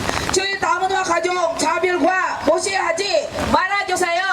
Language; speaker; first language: Korean; non-native, fluent; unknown